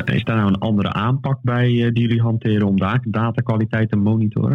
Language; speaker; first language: Dutch; native; Dutch